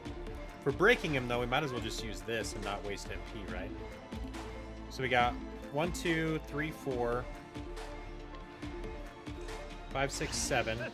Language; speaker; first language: English; native; English